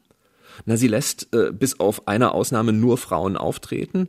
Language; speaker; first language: German; native; German